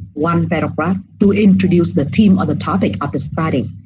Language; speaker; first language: English; non-native, fluent; Vietnamese